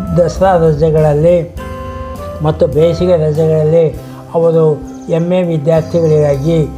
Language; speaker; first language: Kannada; native; Kannada